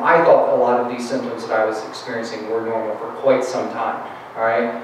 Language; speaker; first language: English; native; English